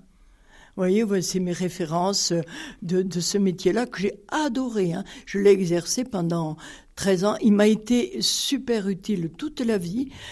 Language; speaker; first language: French; native; French